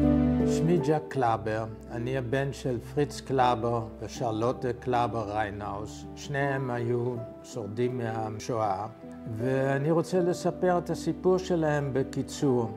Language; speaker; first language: Hebrew; non-native, fluent; Dutch